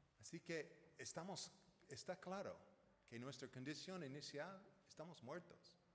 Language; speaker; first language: Spanish; non-native, fluent; English